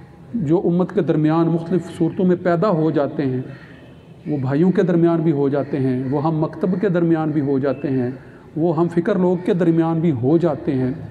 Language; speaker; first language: Urdu; native; Urdu